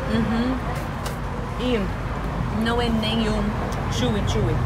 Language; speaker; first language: Portuguese; non-native, learner; English